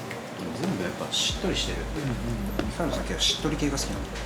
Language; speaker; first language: Japanese; native; Japanese